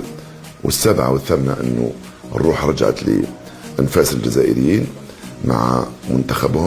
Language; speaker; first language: Arabic; native; Arabic